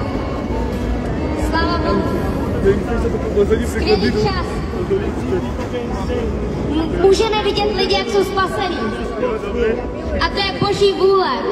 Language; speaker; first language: Czech; non-native, fluent; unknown